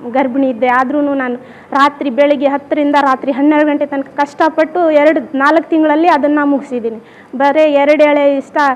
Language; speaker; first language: Kannada; non-native, local second language; Lambadi